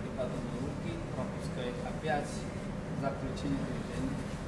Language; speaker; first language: Russian; non-native, learner; Chinese